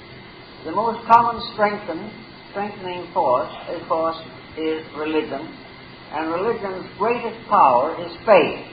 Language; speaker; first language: English; native; English